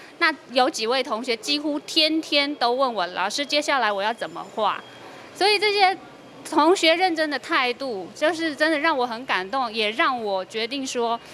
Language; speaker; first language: Chinese; native; Chinese